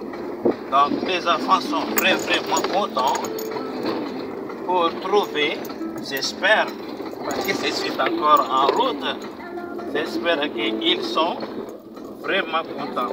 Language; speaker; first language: French; non-native, local second language; Malagasy